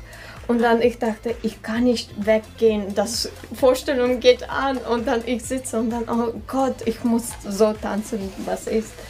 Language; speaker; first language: German; non-native, learner; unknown